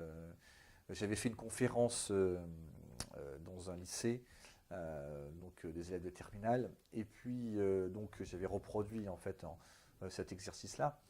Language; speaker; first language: French; native; French